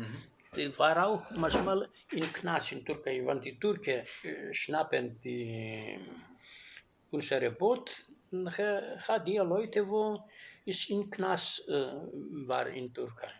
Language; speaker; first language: German; non-native, learner; Greek